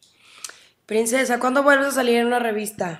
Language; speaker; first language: Spanish; native; Spanish